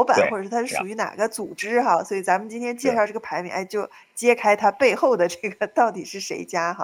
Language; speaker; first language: Chinese; native; Chinese